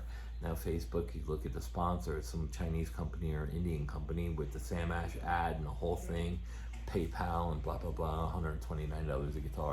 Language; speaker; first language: English; native; English